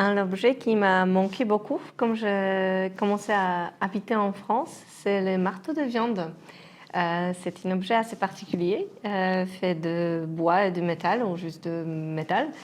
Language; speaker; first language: French; non-native, fluent; Polish